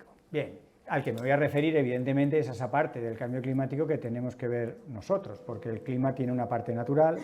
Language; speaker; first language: Spanish; native; Spanish